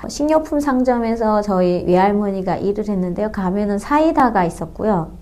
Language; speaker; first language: Korean; native; Korean